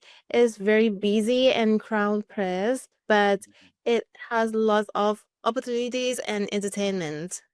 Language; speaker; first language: English; non-native, learner; Thai